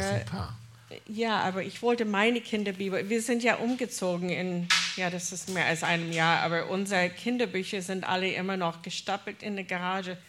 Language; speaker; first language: German; non-native, fluent; English